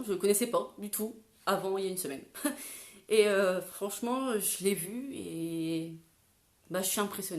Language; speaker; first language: French; native; French